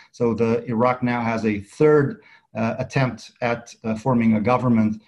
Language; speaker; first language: English; non-native, fluent; Central Kurdish